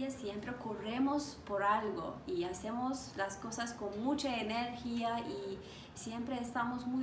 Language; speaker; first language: Spanish; non-native, learner; Turkish